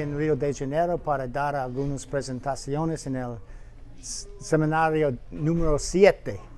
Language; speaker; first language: Spanish; non-native, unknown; English